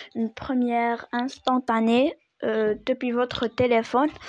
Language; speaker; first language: French; non-native, local second language; Arabic